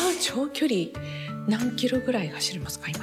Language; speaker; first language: Japanese; native; Japanese